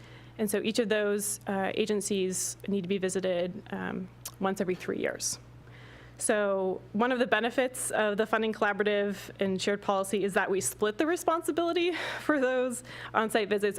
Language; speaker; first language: English; native; English